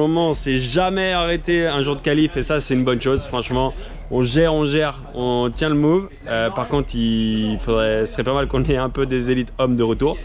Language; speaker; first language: French; native; French